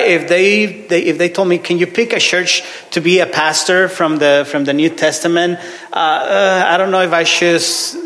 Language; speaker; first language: English; non-native, fluent; Spanish